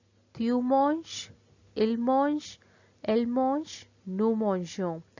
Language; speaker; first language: French; non-native, fluent; Hindi